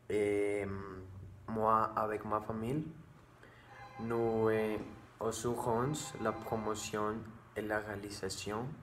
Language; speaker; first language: French; non-native, learner; Spanish